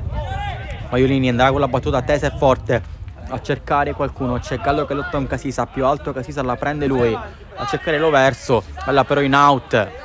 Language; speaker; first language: Italian; native; Italian